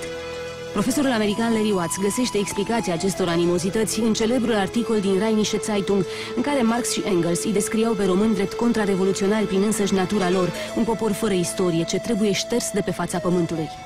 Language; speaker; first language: Romanian; native; Romanian